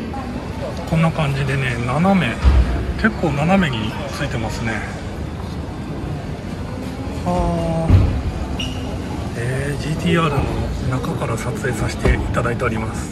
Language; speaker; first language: Japanese; native; Japanese